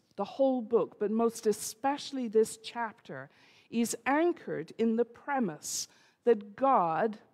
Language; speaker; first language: English; native; English